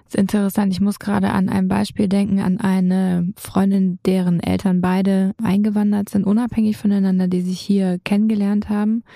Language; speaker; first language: German; native; German